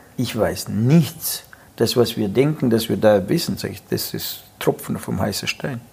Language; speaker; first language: German; non-native, fluent; Russian